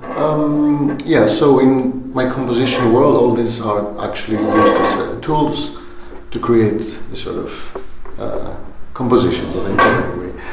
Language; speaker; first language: English; non-native, fluent; Greek